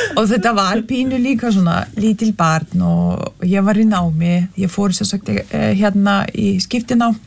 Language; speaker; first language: Icelandic; non-native, fluent; Lithuanian